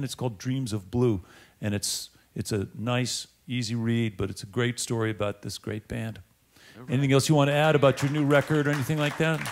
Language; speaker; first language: English; native; English